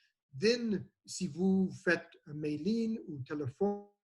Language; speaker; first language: French; non-native, learner; English